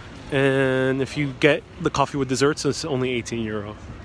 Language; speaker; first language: English; native; English